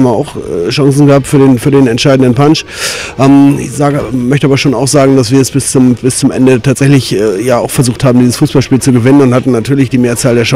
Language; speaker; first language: German; native; German